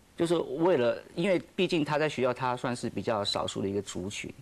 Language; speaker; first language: Chinese; native; Chinese